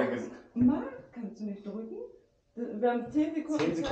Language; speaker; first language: German; native; German